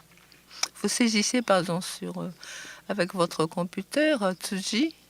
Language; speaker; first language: French; non-native, fluent; Japanese